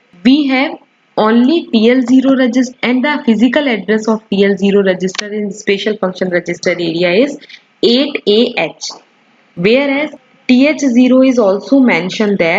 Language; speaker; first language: English; non-native, local second language; Hindi